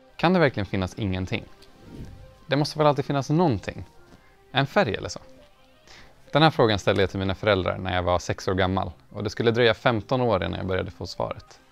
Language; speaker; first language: Swedish; early bilingual, other home language; Dutch